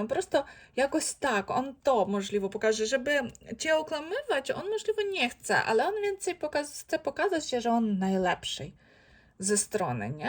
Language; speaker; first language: Polish; non-native, fluent; Ukrainian